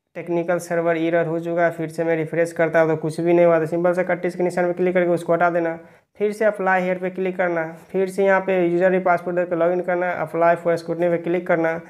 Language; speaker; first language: Hindi; native; Hindi